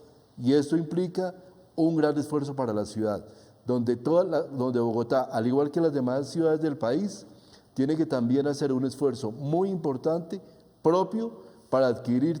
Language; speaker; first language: Spanish; native; Spanish